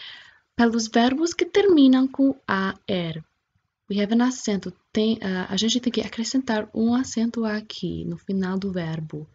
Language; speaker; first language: Portuguese; non-native, fluent; English